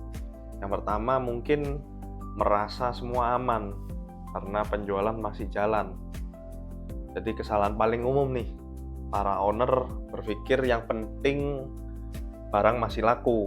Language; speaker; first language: Indonesian; native; Indonesian